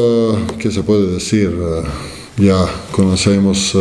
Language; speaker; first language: Spanish; non-native, fluent; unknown